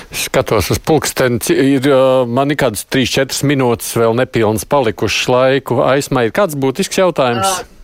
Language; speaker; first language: Latvian; native; Latvian